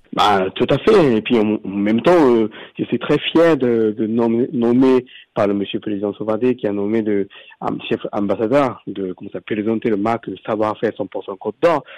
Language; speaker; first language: French; non-native, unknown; Japanese